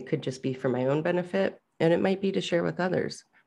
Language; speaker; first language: English; native; English